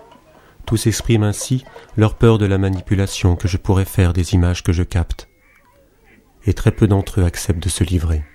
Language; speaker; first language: French; native; French